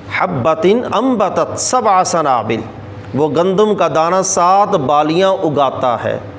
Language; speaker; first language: Urdu; non-native, local second language; Punjabi